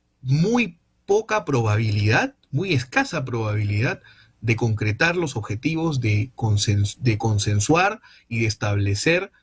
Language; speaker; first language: Spanish; native; Spanish